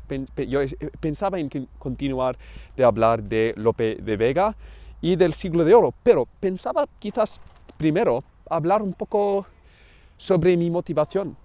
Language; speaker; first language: Spanish; non-native, fluent; English